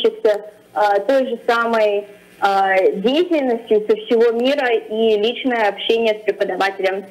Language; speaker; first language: Russian; early bilingual, other home language; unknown